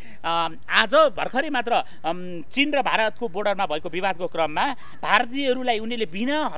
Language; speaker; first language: Nepali; native; Nepali